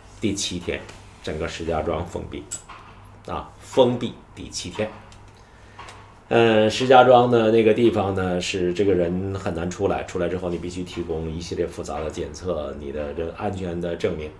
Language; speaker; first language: Chinese; native; Chinese